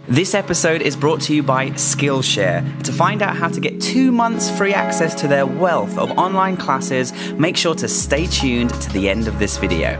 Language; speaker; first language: English; native; English